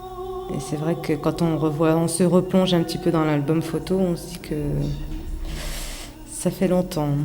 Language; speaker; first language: French; early bilingual, other home language; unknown